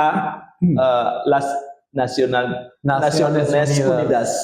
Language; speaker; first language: Spanish; non-native, learner; Indonesian